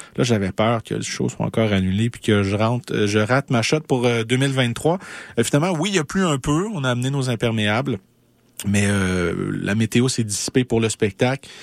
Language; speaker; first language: French; native; French